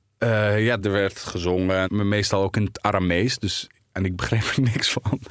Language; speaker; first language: Dutch; early bilingual, other home language; Arabic